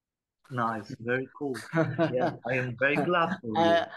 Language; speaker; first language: English; non-native, learner; Polish